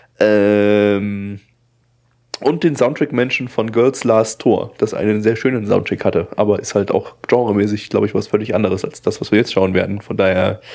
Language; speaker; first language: German; early bilingual, other home language; Russian